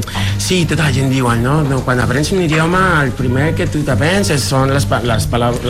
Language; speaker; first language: Catalan; non-native, fluent; Spanish